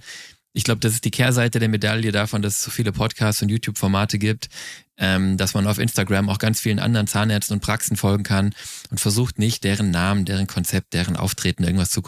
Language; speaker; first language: German; native; German